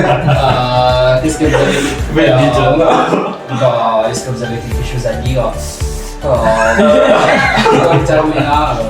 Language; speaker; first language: French; non-native, learner; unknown